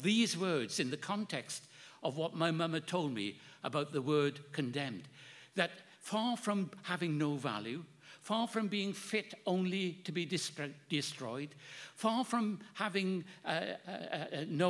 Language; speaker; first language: English; native; English